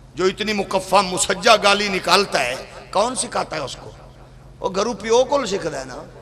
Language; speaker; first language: Urdu; non-native, local second language; Punjabi